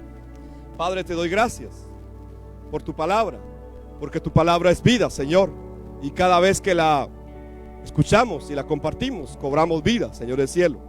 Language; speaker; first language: Spanish; native; Spanish